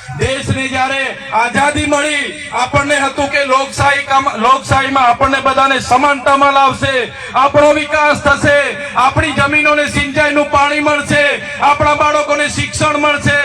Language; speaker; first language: Gujarati; non-native, local second language; Vasavi